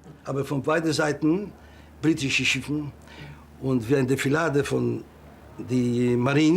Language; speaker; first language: German; non-native, learner; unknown